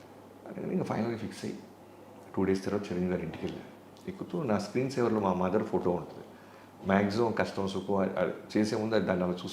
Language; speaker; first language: Telugu; native; Telugu